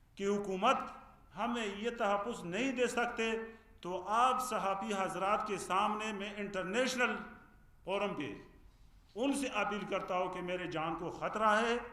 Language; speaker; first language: Urdu; non-native, fluent; Pashto